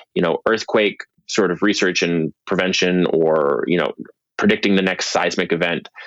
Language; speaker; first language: English; native; English